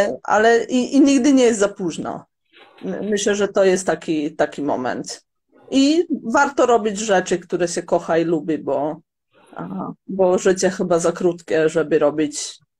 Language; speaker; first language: Polish; non-native, fluent; Croatian